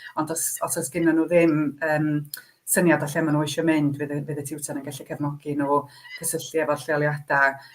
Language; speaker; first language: Welsh; native; Welsh